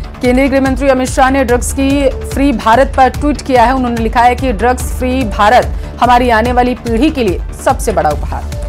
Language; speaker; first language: Hindi; native; Hindi